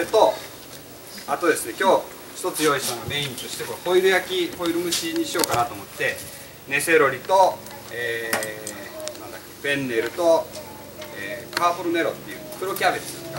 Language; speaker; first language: Japanese; native; Japanese